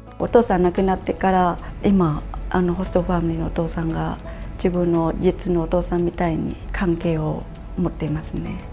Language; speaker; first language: Japanese; non-native, fluent; Khmer